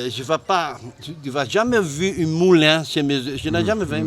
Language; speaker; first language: French; non-native, learner; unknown